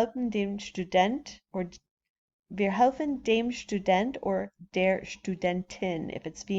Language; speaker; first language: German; non-native, fluent; English